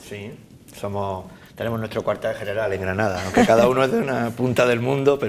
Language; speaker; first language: Spanish; native; Spanish